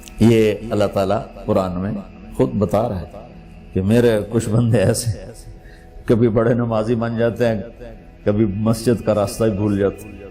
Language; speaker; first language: Urdu; non-native, local second language; Punjabi